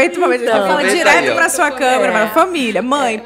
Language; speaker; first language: Portuguese; native; Portuguese